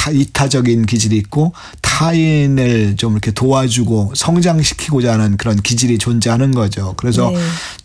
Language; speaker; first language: Korean; native; Korean